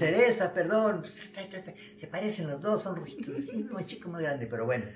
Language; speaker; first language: Spanish; native; Spanish